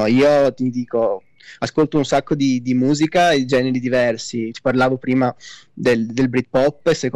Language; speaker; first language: Italian; native; Italian